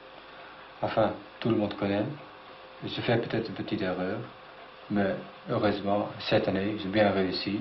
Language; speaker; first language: French; non-native, fluent; Dutch